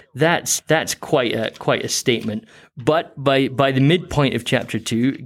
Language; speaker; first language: English; native; English